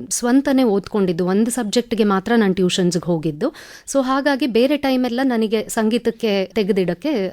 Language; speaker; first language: Kannada; non-native, local second language; Tamil